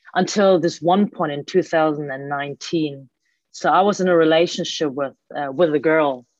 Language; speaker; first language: English; early bilingual, other home language; Cantonese